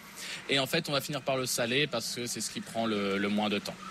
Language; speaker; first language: French; native; French